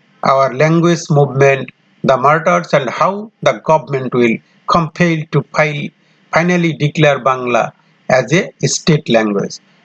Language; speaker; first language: English; non-native, local second language; Bangla